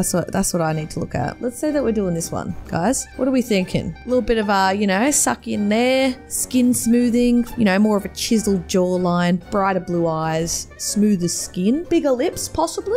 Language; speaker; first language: English; native; English